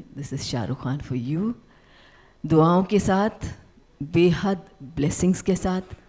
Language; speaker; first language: Hindi; native; Hindi